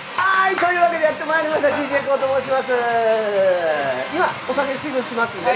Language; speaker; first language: Japanese; native; Japanese